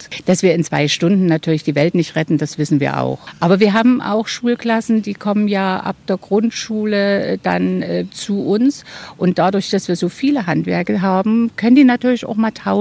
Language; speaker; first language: German; native; German